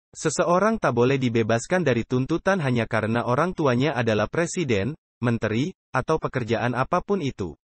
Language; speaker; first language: Indonesian; non-native, local second language; Buginese